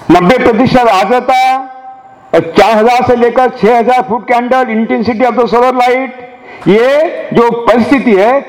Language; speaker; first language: Hindi; non-native, local second language; Marathi